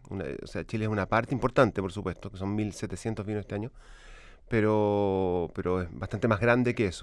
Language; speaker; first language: Spanish; native; Spanish